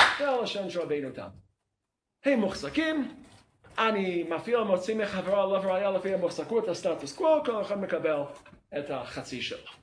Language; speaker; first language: Hebrew; non-native, fluent; English